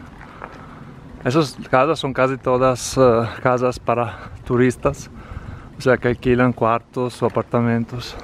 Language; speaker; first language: Spanish; non-native, fluent; Italian